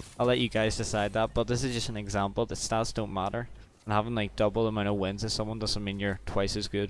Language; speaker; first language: English; native; English